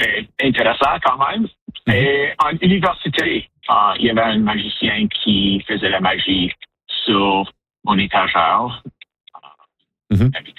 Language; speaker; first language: French; non-native, local second language; English